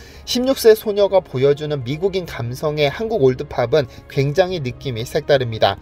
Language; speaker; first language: Korean; native; Korean